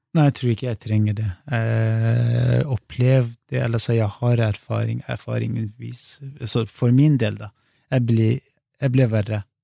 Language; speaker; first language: Norwegian; non-native, fluent; Kurdish